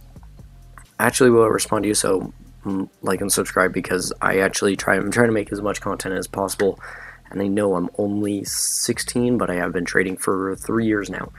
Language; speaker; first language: English; native; English